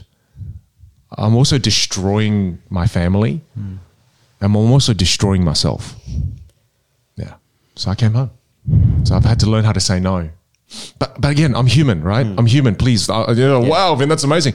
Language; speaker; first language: English; non-native, local second language; Min Nan Chinese